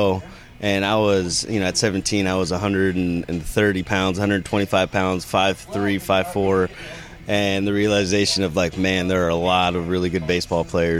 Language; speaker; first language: English; early bilingual, other home language; Spanish